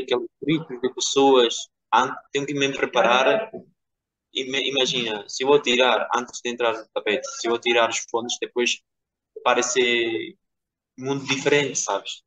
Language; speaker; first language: Portuguese; non-native, fluent; Georgian